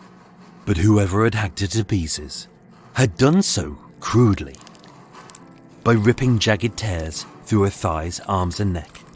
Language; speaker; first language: English; native; English